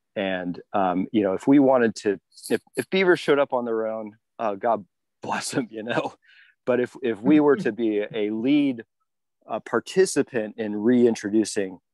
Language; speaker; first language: English; native; English